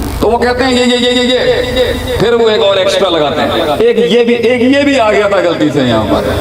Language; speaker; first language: Urdu; non-native, local second language; Punjabi